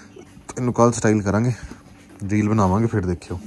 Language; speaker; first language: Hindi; non-native, local second language; Punjabi